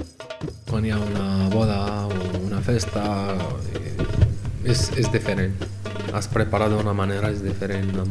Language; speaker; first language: Catalan; non-native, learner; Arabic